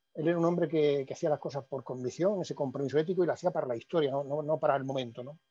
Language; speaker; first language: Spanish; native; Spanish